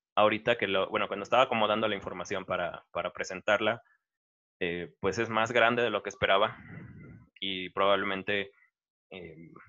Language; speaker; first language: Spanish; native; Spanish